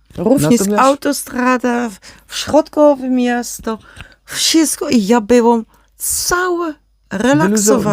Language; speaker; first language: Polish; non-native, learner; Dutch